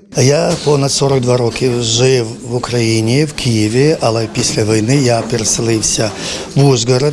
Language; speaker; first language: Ukrainian; non-native, fluent; Georgian